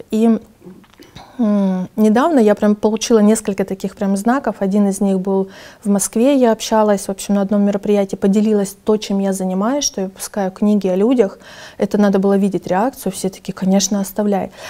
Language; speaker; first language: Russian; native; Russian